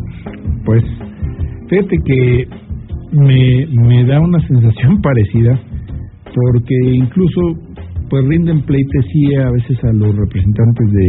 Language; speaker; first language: Spanish; native; Spanish